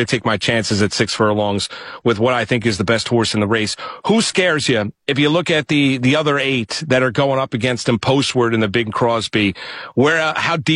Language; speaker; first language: English; native; English